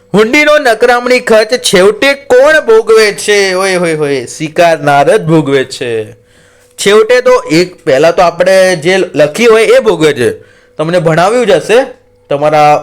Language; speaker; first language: Gujarati; non-native, local second language; Marathi